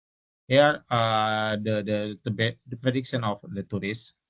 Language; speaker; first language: English; non-native, local second language; Indonesian